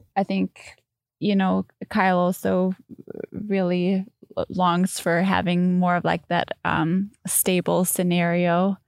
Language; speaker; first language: English; non-native, fluent; Danish